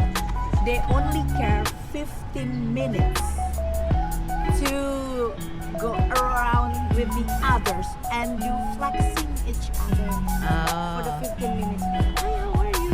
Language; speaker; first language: English; non-native, learner; Indonesian